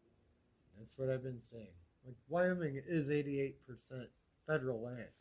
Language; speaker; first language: English; native; English